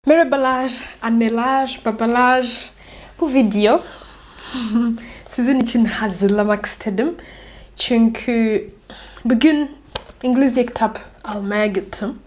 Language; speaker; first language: Turkish; non-native, learner; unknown